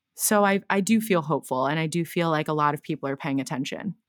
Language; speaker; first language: English; native; English